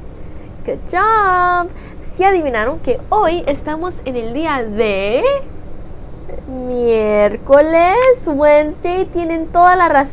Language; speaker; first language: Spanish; early bilingual, heritage; Spanish